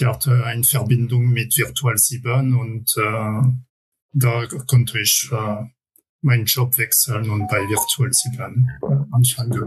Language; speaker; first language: German; non-native, fluent; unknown